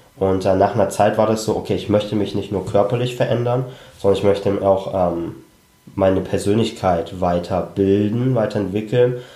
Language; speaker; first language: German; early bilingual, other home language; Cantonese